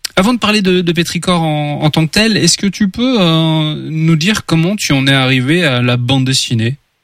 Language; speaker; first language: French; native; French